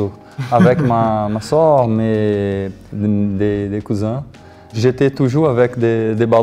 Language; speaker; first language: French; non-native, learner; Portuguese